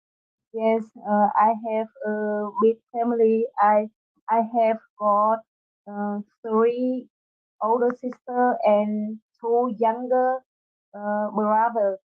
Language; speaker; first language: English; non-native, learner; Vietnamese